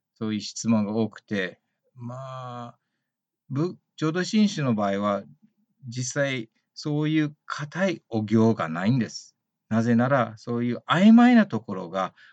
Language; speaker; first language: Japanese; early bilingual, heritage; Japanese